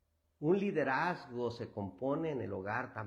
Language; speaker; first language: Spanish; native; Spanish